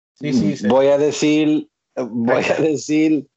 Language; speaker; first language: Spanish; native; Spanish